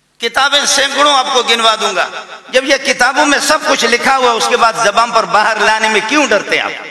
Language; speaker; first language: Urdu; non-native, local second language; Baluchi